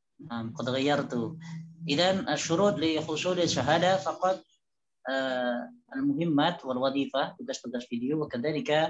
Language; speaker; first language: Arabic; non-native, fluent; Indonesian